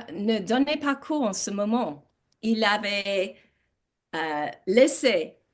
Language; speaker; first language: French; non-native, learner; English